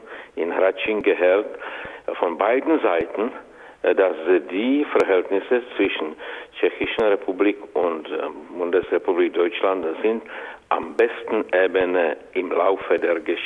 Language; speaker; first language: German; non-native, fluent; Czech